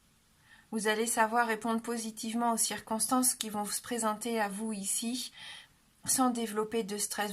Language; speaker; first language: French; native; French